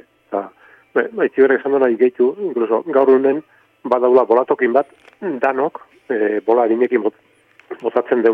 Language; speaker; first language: Basque; native; Basque